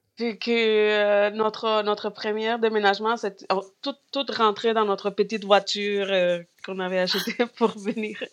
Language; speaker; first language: French; non-native, fluent; Spanish